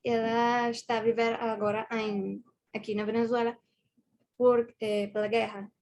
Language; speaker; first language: Portuguese; non-native, fluent; Spanish